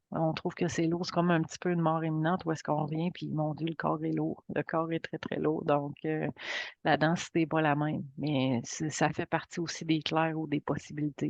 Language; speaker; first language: French; native; French